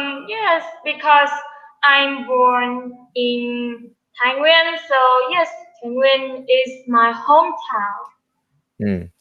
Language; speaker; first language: English; non-native, learner; Vietnamese